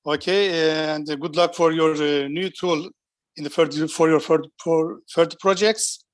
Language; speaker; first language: English; non-native, fluent; Turkish